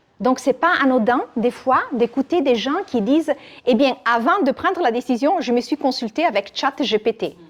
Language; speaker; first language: French; non-native, fluent; Italian